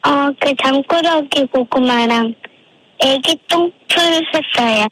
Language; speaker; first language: Korean; early bilingual, other home language; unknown